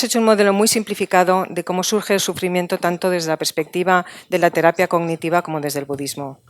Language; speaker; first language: Spanish; native; Spanish